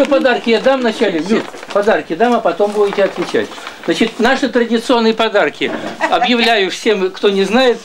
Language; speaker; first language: Russian; native; Russian